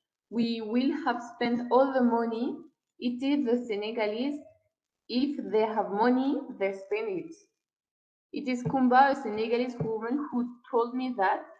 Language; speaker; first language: English; non-native, learner; French